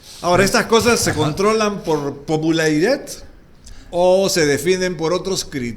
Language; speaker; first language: Spanish; native; Spanish